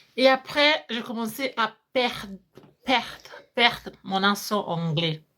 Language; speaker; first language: French; non-native, fluent; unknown